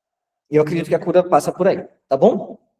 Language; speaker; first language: Portuguese; native; Portuguese